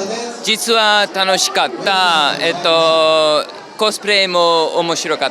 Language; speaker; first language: Japanese; non-native, learner; Georgian